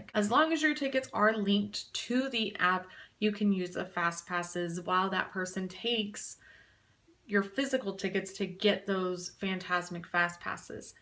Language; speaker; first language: English; native; English